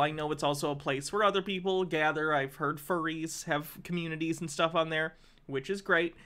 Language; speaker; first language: English; native; English